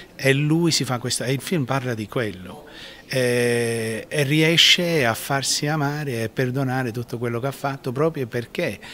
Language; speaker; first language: Italian; non-native, fluent; Sicilian